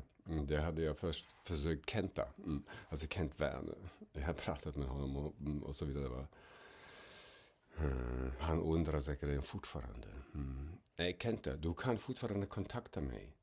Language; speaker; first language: Swedish; non-native, fluent; German